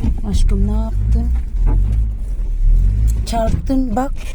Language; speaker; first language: Turkish; non-native, learner; Filipino